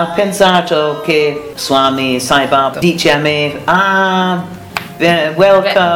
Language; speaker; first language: Italian; non-native, learner; English